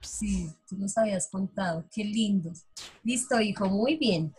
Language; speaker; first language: Spanish; native; Spanish